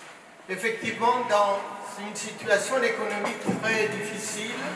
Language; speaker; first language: French; non-native, fluent; Persian